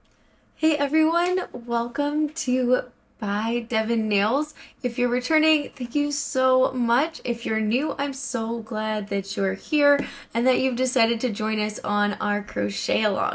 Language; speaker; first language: English; native; English